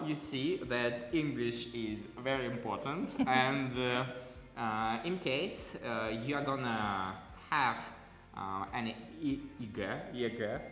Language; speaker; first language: English; non-native, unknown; Russian